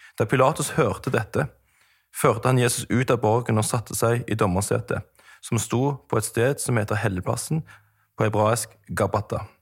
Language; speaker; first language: Norwegian; native; Norwegian